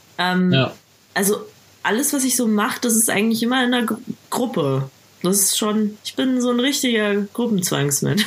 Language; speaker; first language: German; native; German